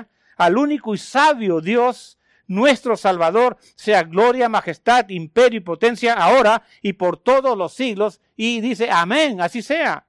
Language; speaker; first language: Spanish; native; Spanish